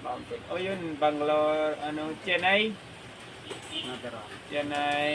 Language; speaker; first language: Filipino; non-native, learner; Punjabi